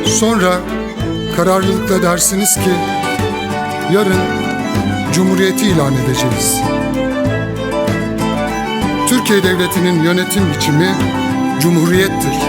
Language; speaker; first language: Turkish; native; Turkish